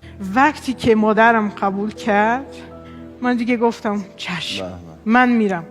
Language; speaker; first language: Persian; non-native, fluent; Portuguese